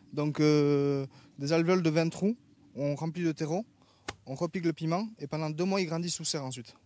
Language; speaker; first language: French; native; French